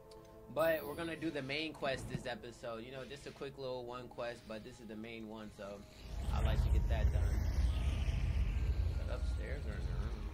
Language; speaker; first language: English; native; English